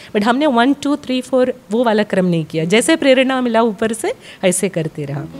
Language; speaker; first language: Hindi; non-native, local second language; Malayalam